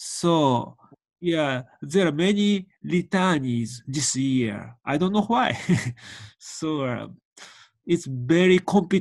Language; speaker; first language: English; non-native, learner; Japanese